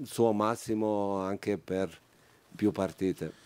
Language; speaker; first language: Italian; non-native, fluent; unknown